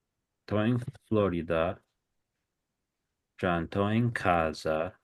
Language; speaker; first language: Portuguese; non-native, learner; English